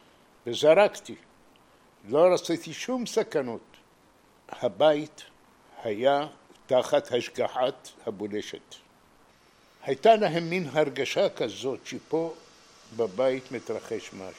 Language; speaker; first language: Hebrew; non-native, fluent; Arabic